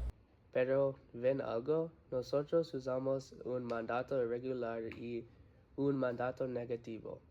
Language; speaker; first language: Spanish; non-native, learner; English